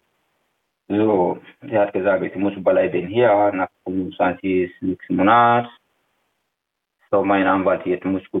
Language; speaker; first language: German; non-native, learner; Fula